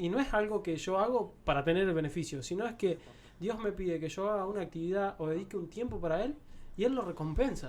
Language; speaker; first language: Spanish; native; Spanish